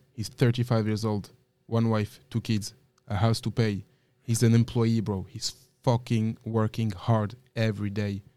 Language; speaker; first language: English; non-native, fluent; French